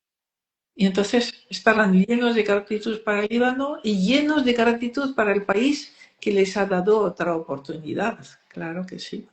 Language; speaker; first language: Spanish; non-native, fluent; French